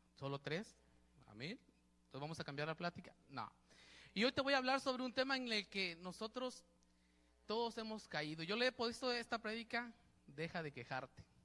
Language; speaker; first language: Spanish; native; Spanish